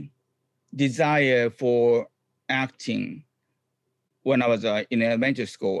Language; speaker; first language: English; non-native, fluent; Japanese